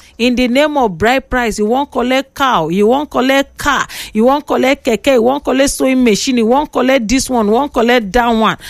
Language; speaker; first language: Nigerian Pidgin; native; Nigerian Pidgin